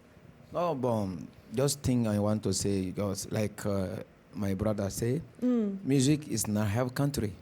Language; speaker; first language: English; non-native, learner; Bambara